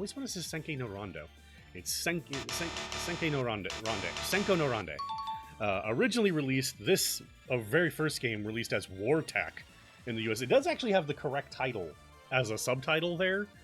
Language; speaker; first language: English; native; English